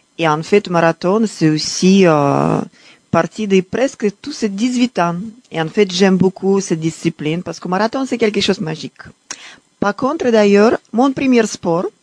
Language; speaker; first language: French; non-native, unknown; Russian